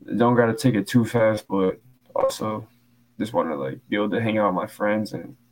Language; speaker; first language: English; native; English